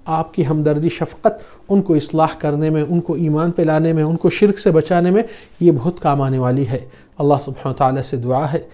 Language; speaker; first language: Urdu; non-native, fluent; Arabic